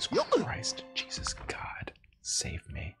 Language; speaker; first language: English; native; English